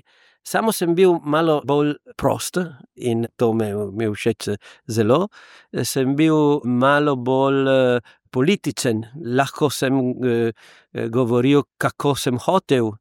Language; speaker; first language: Slovenian; non-native, learner; Italian